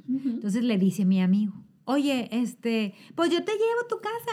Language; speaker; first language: Spanish; native; Spanish